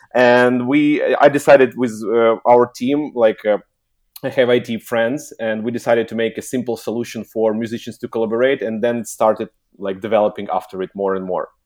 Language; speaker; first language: English; non-native, learner; Ukrainian